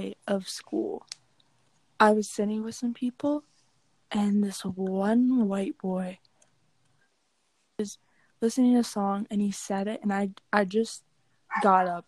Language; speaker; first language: English; native; English